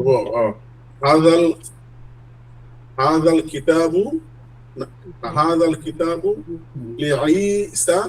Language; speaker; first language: Arabic; non-native, learner; Bangla